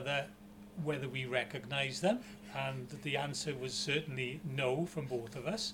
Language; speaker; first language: English; native; English